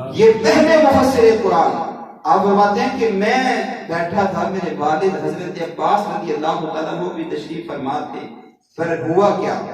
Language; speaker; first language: Urdu; non-native, local second language; Punjabi